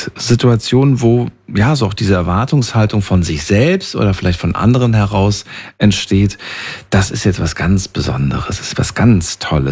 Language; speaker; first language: German; native; German